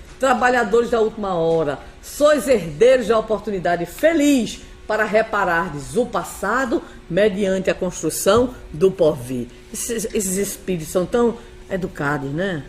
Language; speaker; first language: Portuguese; native; Portuguese